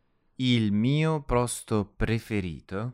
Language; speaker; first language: Italian; non-native, learner; English